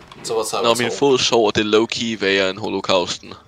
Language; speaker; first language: Danish; native; Danish